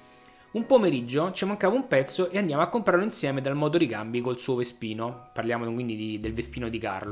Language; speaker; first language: Italian; native; Italian